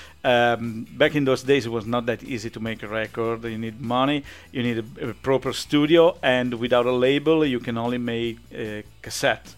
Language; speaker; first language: English; non-native, fluent; Italian